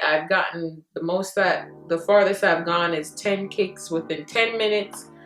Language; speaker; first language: English; native; English